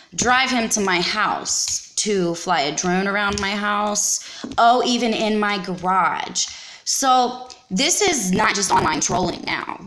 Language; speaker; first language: English; native; English